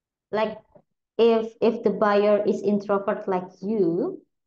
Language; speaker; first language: English; non-native, fluent; Indonesian